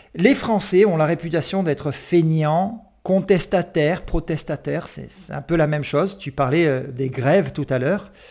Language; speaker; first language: French; native; French